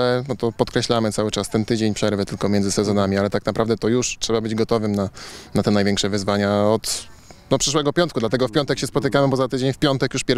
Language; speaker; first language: Polish; native; Polish